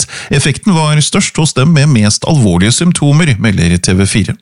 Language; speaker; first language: Norwegian; native; Norwegian